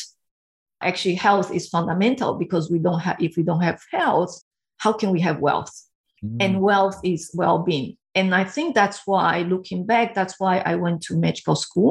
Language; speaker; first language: English; non-native, fluent; Portuguese